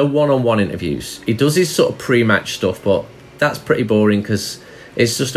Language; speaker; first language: English; native; English